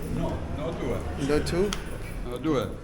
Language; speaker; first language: English; non-native, learner; Korean